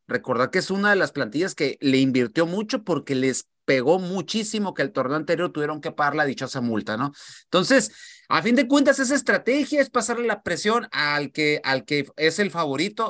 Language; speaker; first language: Spanish; native; Spanish